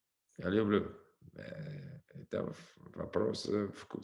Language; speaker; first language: Russian; non-native, learner; English